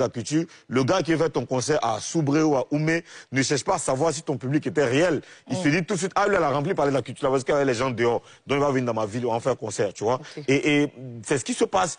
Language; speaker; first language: French; native; French